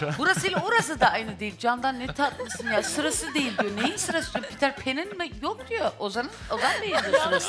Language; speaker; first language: Turkish; native; Turkish